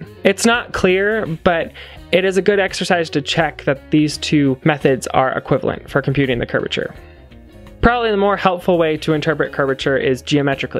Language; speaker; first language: English; native; English